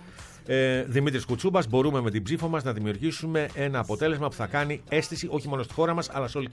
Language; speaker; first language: Greek; native; Greek